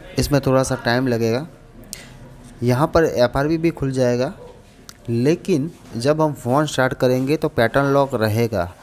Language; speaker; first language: Hindi; non-native, local second language; Gujarati